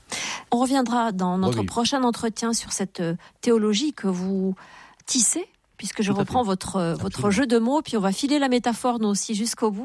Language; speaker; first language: French; native; French